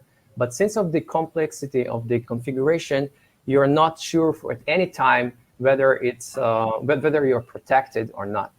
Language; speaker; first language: English; non-native, fluent; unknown